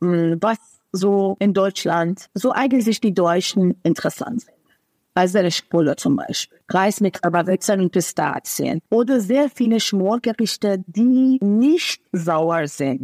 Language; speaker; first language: German; non-native, fluent; Persian